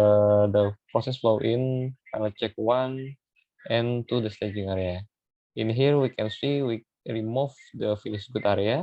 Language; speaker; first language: English; non-native, learner; Indonesian